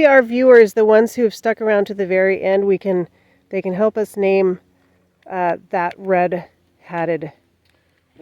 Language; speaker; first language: English; native; English